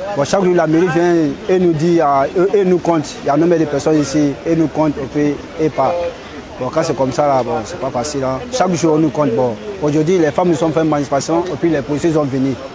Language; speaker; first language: French; non-native, local second language; Dyula